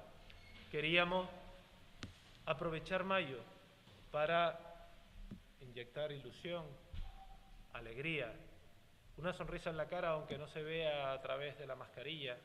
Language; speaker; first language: Spanish; native; Spanish